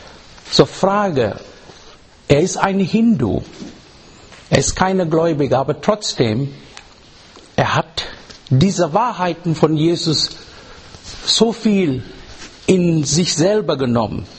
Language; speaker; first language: German; non-native, fluent; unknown